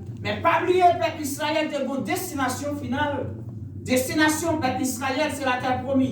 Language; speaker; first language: French; non-native, local second language; Haitian Creole